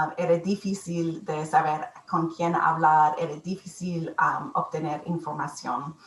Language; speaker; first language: Spanish; non-native, learner; English